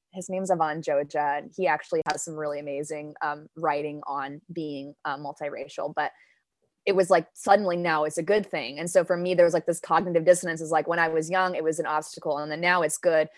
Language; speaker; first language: English; early bilingual, other home language; Danish